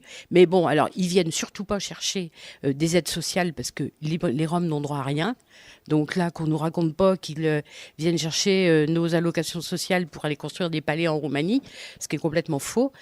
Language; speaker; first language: French; native; French